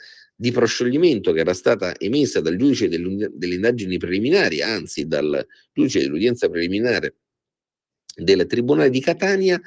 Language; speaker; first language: Italian; native; Italian